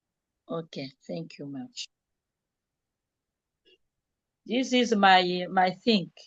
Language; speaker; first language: English; non-native, learner; French